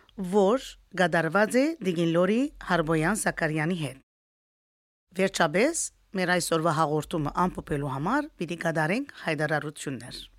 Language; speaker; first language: Armenian; early bilingual, heritage; Armenian